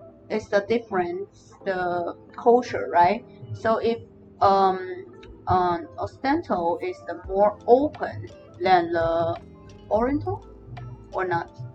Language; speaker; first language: English; non-native, learner; Chinese